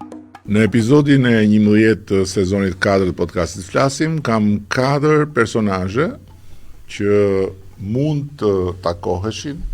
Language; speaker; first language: Albanian; native; Albanian